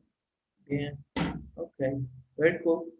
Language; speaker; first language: English; non-native, learner; Portuguese